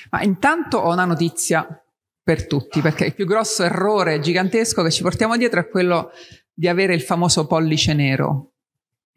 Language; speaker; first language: Italian; native; Italian